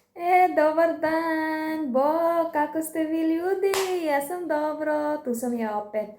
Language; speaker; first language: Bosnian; non-native, learner; Filipino